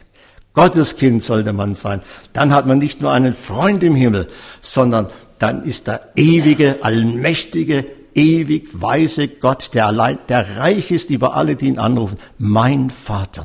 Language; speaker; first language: German; native; German